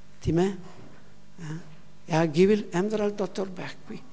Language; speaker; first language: Mongolian; non-native, learner; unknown